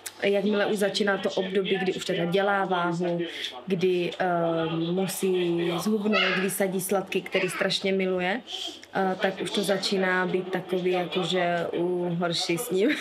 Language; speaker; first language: Czech; native; Czech